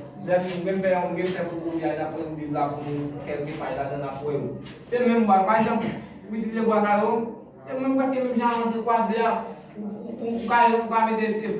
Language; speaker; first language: French; non-native, local second language; Haitian Creole